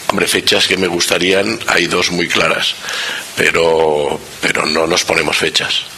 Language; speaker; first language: Spanish; non-native, local second language; Catalan